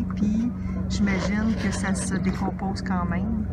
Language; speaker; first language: French; native; French